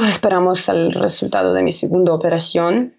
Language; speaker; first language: Spanish; non-native, fluent; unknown